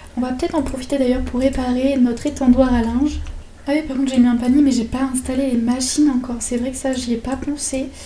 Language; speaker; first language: French; native; French